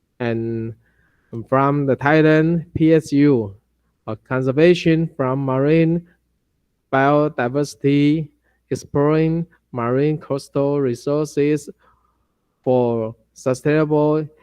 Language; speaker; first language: English; non-native, learner; Chinese